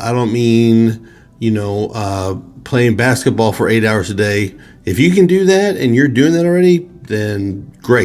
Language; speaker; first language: English; native; English